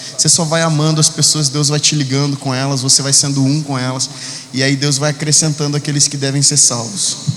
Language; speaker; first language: Portuguese; early bilingual, heritage; Spanish